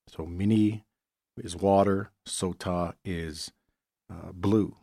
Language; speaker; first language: English; native; English